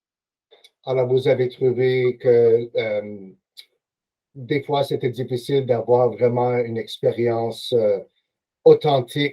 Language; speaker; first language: French; non-native, local second language; English